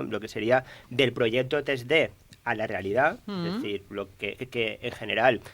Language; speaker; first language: Spanish; native; Spanish